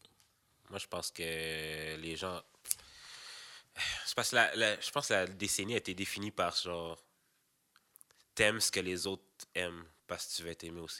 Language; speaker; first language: French; native; French